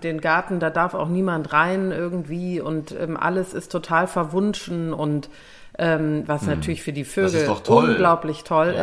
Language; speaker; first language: German; native; German